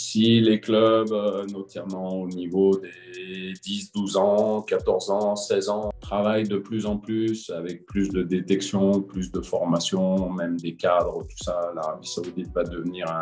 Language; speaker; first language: French; native; French